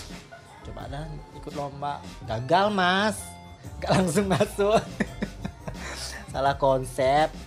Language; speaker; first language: Indonesian; native; Indonesian